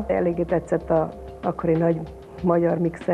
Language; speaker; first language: Hungarian; native; Hungarian